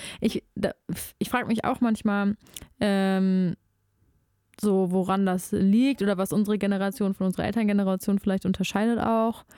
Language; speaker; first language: German; native; German